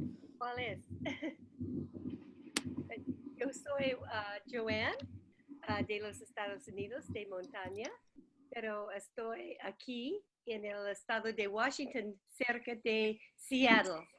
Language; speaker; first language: Spanish; non-native, learner; English